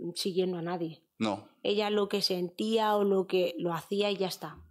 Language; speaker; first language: Spanish; native; Spanish